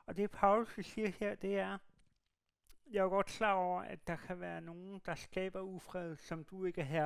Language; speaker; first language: Danish; native; Danish